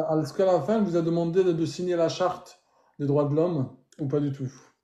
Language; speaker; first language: French; native; French